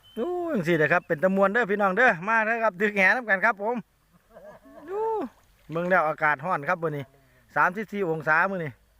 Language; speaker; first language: Thai; native; Thai